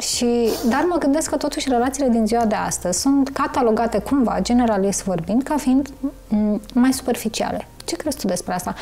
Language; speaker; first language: Romanian; native; Romanian